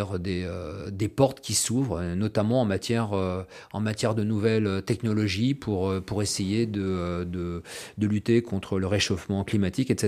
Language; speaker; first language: French; native; French